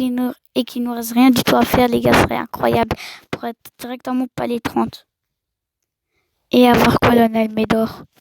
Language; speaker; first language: French; native; French